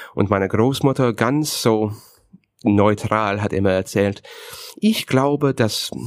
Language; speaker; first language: German; non-native, fluent; English